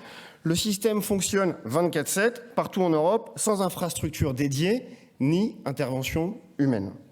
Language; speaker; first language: French; native; French